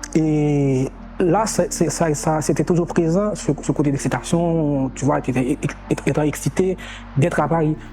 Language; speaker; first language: French; non-native, local second language; Haitian Creole